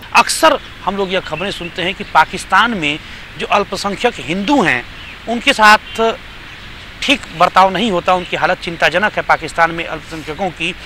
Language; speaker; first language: Hindi; native; Hindi